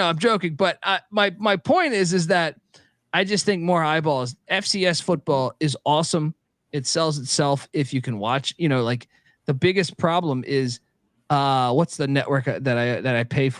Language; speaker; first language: English; native; English